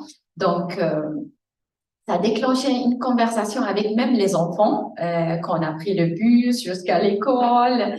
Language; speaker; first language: French; non-native, fluent; Arabic